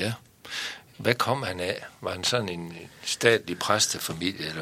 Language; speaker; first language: Danish; native; Danish